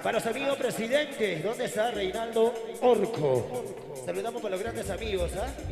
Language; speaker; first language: Spanish; native; Spanish